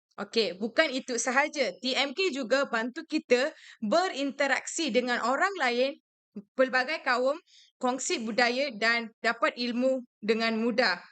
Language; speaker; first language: Malay; non-native, local second language; Tamil